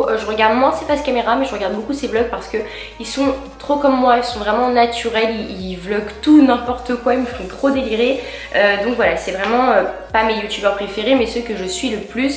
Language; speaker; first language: French; native; French